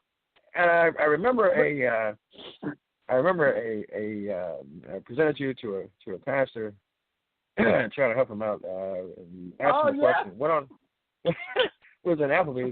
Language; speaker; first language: English; native; English